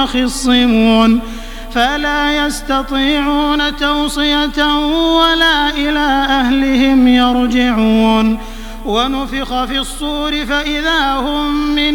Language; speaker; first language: Arabic; native; Arabic